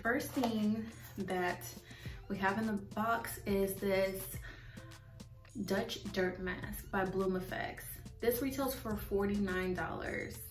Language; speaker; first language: English; native; English